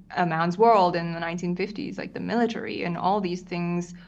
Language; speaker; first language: English; non-native, fluent; Japanese